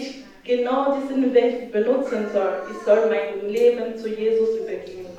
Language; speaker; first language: German; non-native, learner; French